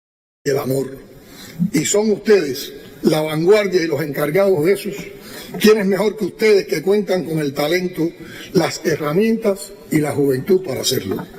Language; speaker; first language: Spanish; native; Spanish